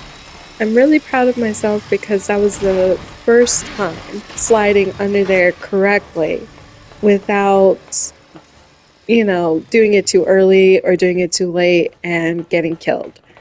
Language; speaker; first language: English; native; English